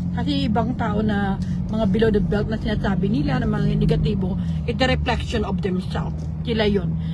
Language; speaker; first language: Filipino; native; Filipino